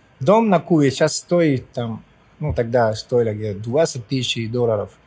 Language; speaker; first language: Russian; non-native, fluent; Spanish